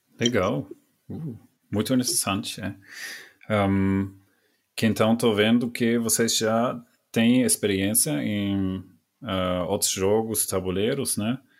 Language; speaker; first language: Portuguese; non-native, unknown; German